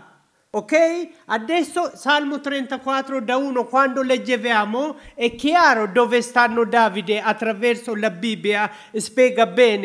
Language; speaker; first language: Italian; non-native, learner; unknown